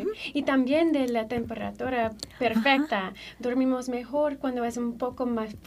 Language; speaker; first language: Spanish; non-native, fluent; English